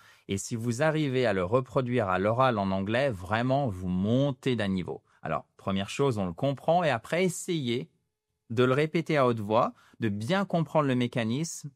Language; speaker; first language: French; native; French